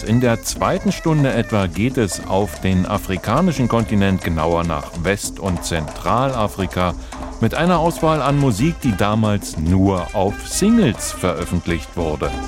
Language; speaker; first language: German; native; German